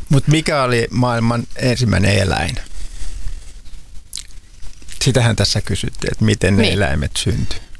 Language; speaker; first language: Finnish; native; Finnish